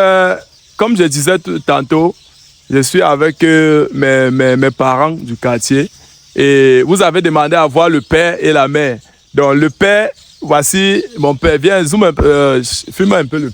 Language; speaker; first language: French; native; French